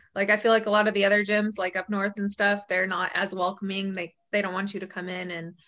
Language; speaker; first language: English; native; English